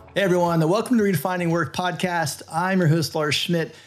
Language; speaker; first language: English; native; English